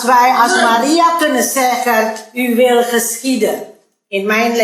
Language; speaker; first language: Dutch; non-native, learner; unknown